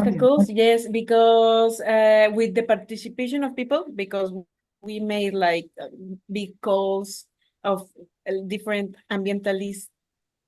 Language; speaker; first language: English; non-native, learner; Spanish